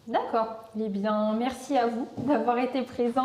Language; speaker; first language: French; native; French